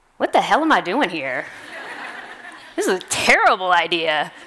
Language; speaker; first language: English; native; English